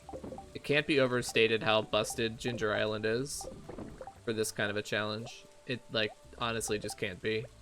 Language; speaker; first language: English; native; English